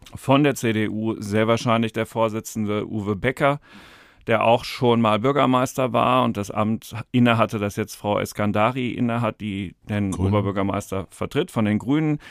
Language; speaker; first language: German; native; German